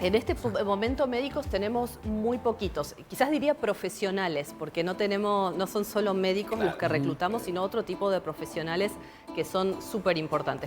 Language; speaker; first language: Spanish; native; Spanish